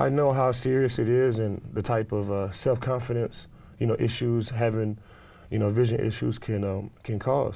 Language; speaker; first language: English; native; English